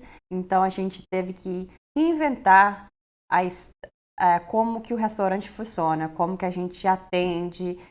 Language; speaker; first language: Portuguese; early bilingual, heritage; Portuguese